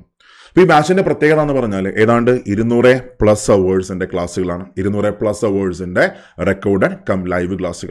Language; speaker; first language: Malayalam; native; Malayalam